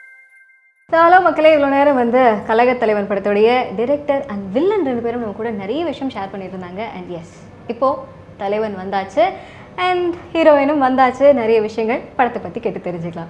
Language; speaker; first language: Tamil; native; Tamil